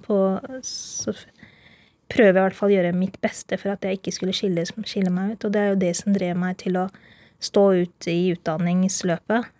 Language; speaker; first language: Norwegian; early bilingual, other home language; Urdu